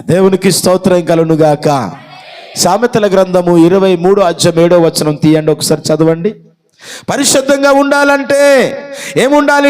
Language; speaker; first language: Telugu; non-native, local second language; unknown